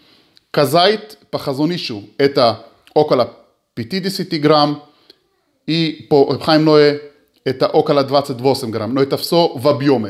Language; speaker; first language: Russian; early bilingual, heritage; Hebrew